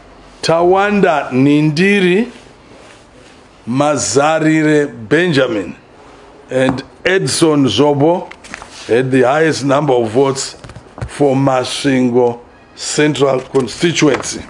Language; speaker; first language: English; non-native, local second language; Shona